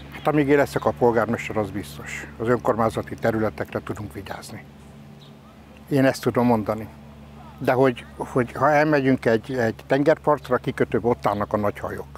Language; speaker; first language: Hungarian; native; Hungarian